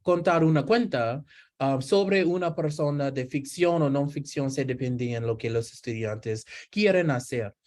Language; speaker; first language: Spanish; non-native, learner; English